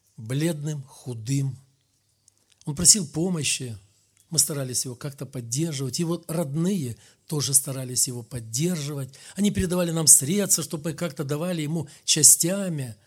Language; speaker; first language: Russian; native; Russian